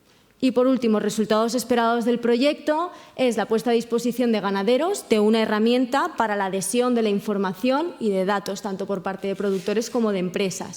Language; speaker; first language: Spanish; native; Spanish